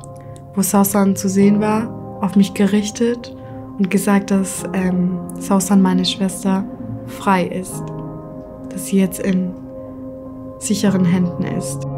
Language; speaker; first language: German; early bilingual, other home language; Kurdish